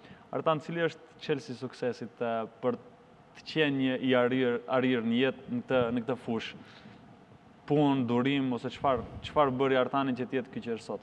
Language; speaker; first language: Albanian; native; Albanian